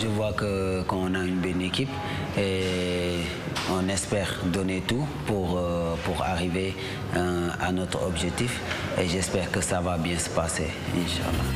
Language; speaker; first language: French; non-native, local second language; Wolof